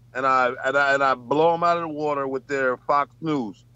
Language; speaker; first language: English; native; English